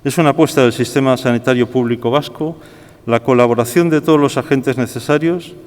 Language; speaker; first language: Spanish; native; Spanish